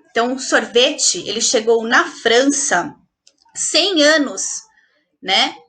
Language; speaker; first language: Portuguese; native; Portuguese